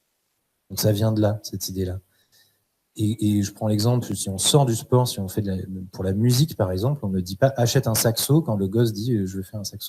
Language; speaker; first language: French; native; French